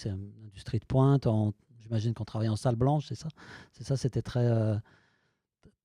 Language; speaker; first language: French; native; French